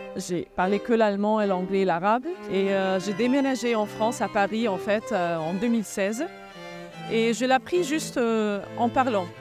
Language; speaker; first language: French; non-native, fluent; Arabic